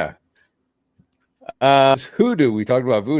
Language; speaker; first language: English; native; English